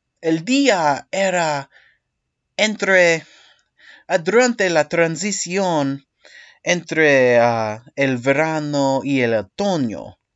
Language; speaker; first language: Spanish; non-native, learner; English